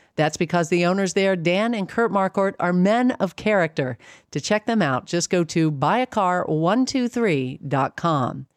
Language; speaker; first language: English; native; English